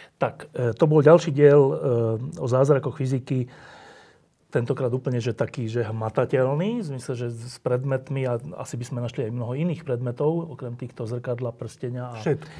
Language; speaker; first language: Slovak; native; Slovak